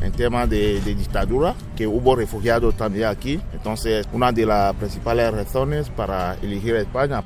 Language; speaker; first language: Spanish; non-native, fluent; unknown